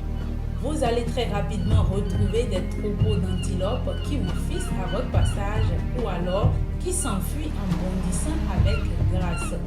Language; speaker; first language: French; native; French